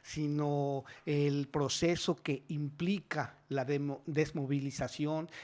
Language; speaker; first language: Spanish; native; Spanish